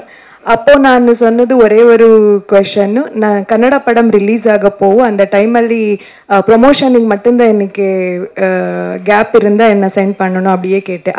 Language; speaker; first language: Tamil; non-native, learner; Kannada